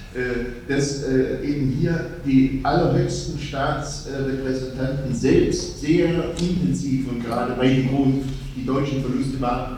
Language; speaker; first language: German; native; German